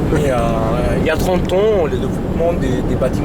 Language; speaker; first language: French; non-native, fluent; Arabic